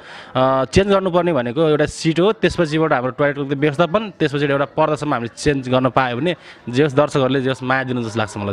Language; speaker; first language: Nepali; native; Nepali